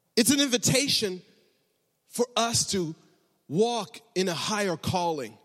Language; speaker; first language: English; native; English